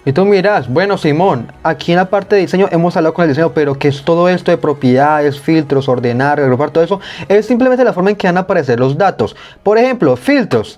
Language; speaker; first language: Spanish; native; Spanish